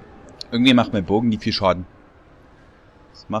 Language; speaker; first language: German; native; German